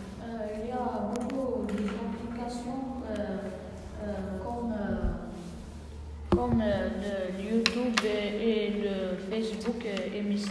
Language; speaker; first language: French; non-native, learner; Arabic